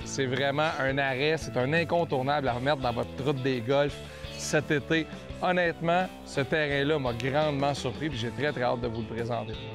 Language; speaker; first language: French; native; French